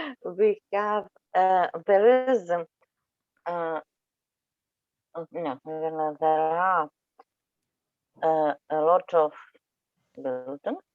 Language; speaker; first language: English; non-native, learner; Russian